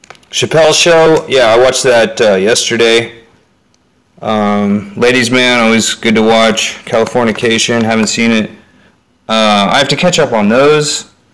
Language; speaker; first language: English; native; English